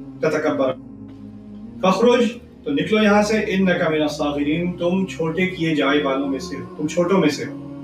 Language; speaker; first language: Urdu; early bilingual, heritage; Urdu